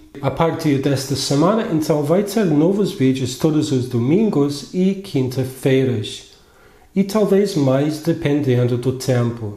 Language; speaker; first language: Portuguese; non-native, fluent; English